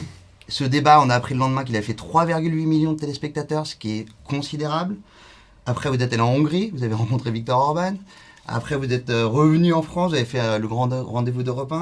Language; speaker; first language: French; native; French